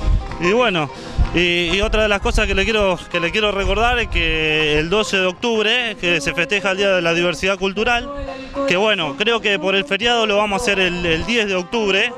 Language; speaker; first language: Spanish; native; Spanish